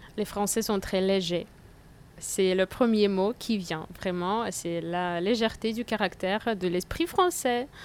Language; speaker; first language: French; non-native, fluent; Russian